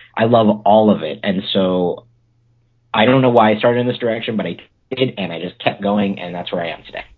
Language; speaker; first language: English; native; English